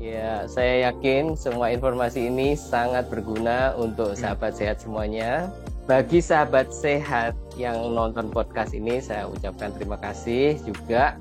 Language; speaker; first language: Indonesian; native; Indonesian